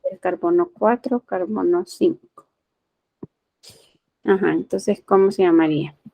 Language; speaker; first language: Spanish; native; Spanish